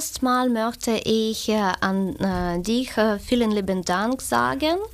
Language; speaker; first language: German; non-native, fluent; Ukrainian